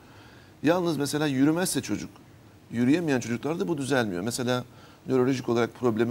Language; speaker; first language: Turkish; native; Turkish